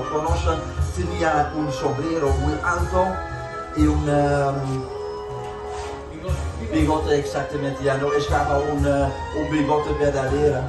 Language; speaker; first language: Spanish; non-native, fluent; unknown